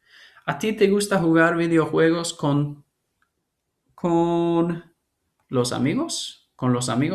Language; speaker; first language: Spanish; non-native, learner; English